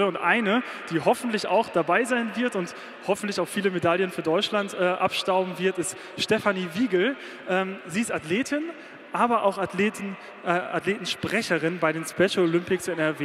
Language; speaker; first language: German; native; German